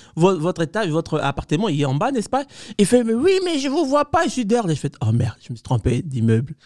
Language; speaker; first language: French; non-native, fluent; Spanish